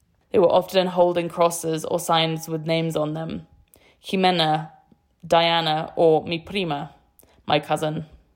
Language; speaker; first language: English; native; English